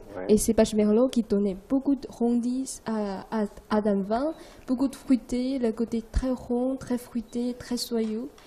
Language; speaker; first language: French; non-native, learner; Chinese